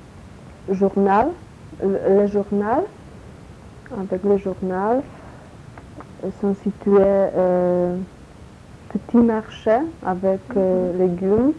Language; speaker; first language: French; non-native, learner; Polish